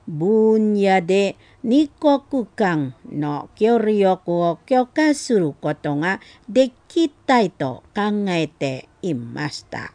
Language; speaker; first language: Japanese; non-native, fluent; Indonesian